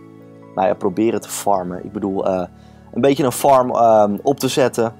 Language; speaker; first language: Dutch; native; Dutch